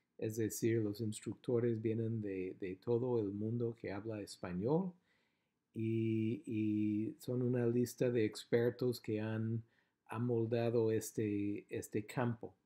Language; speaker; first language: Spanish; non-native, fluent; English